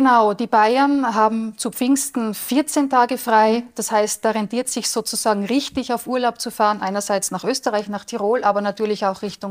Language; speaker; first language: German; native; German